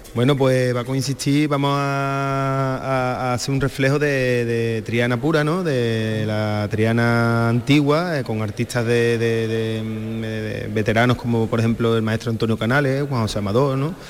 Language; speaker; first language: Spanish; native; Spanish